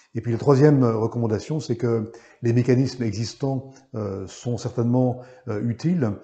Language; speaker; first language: French; native; French